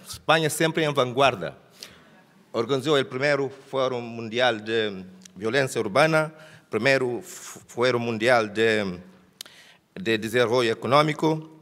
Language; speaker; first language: Portuguese; non-native, local second language; Kabuverdianu